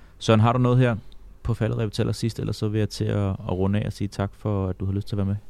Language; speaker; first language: Danish; native; Danish